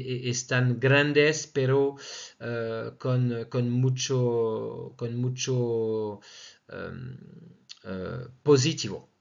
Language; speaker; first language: Spanish; non-native, fluent; French